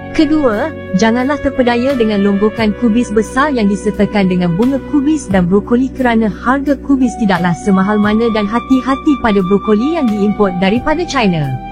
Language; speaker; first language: Malay; native; Malay